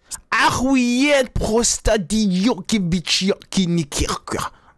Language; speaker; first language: Russian; non-native, learner; English